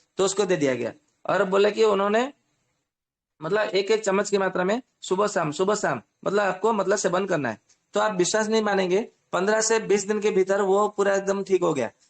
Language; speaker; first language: Hindi; non-native, local second language; Odia